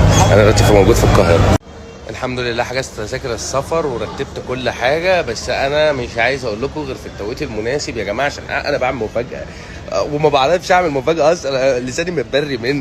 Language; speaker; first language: Arabic; native; Arabic